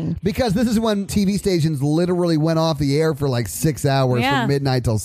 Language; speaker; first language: English; native; English